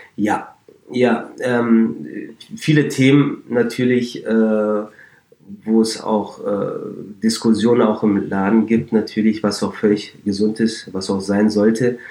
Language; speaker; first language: German; early bilingual, other home language; Turkish